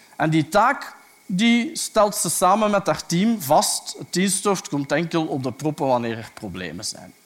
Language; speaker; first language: Dutch; native; Dutch